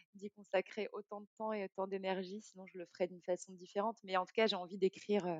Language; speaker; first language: French; native; French